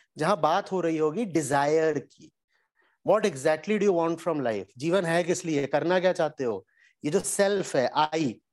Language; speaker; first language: Hindi; native; Hindi